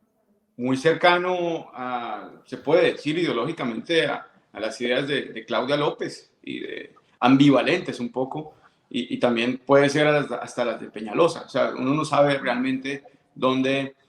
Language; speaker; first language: Spanish; native; Spanish